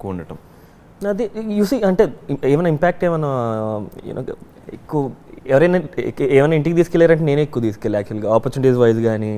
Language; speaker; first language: Telugu; native; Telugu